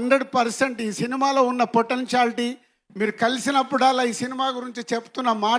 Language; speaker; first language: Telugu; native; Telugu